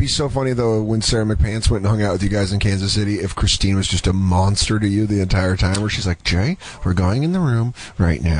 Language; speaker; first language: English; native; English